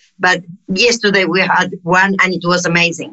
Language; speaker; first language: English; non-native, fluent; Spanish